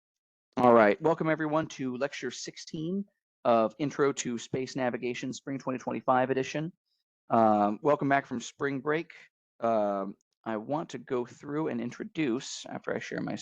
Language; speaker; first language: English; native; English